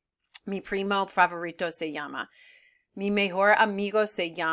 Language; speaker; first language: Spanish; non-native, fluent; English